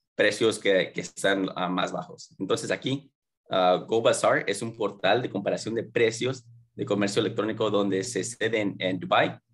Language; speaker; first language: Spanish; early bilingual, heritage; Spanish